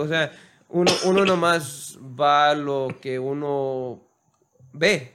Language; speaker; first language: Spanish; early bilingual, heritage; Spanish